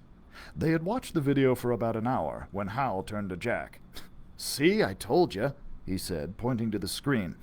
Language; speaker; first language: English; native; English